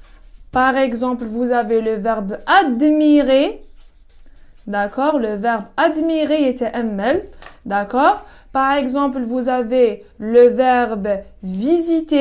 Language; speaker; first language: French; non-native, local second language; Arabic